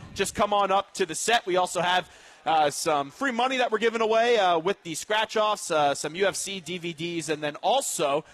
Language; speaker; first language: English; native; English